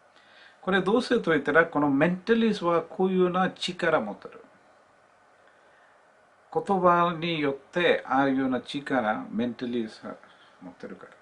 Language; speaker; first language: Japanese; non-native, learner; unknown